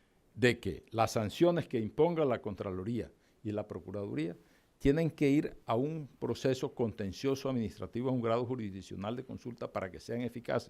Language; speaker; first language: Spanish; native; Spanish